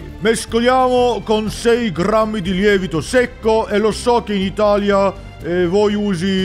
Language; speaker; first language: Italian; non-native, learner; English